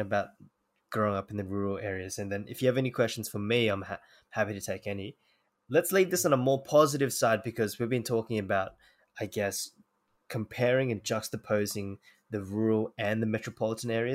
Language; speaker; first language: English; native; English